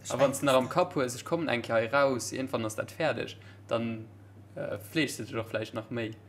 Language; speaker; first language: Luxembourgish; native; Luxembourgish